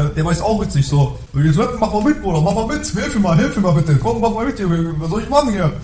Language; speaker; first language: German; native; German